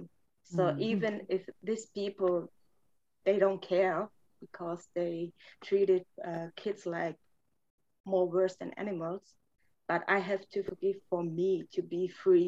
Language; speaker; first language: English; non-native, fluent; German